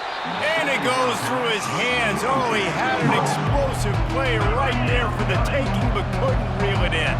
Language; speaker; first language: English; native; English